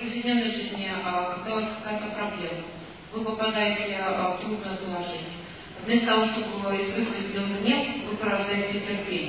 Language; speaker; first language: Russian; native; Russian